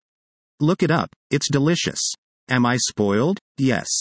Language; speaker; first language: English; early bilingual, other home language; Persian